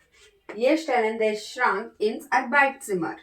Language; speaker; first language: German; non-native, learner; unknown